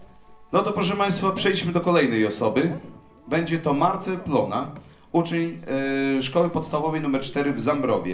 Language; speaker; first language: Polish; native; Polish